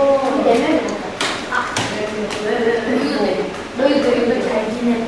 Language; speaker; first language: Korean; early bilingual, heritage; Korean